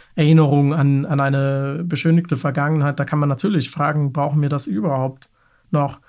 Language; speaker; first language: German; native; German